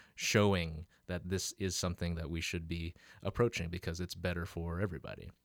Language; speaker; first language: English; early bilingual, other home language; Filipino